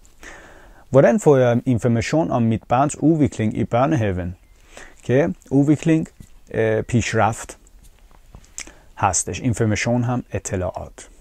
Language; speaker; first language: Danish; non-native, fluent; Persian